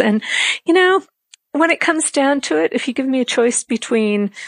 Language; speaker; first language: English; native; English